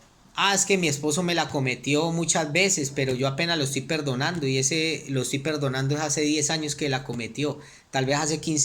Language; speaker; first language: Spanish; native; Spanish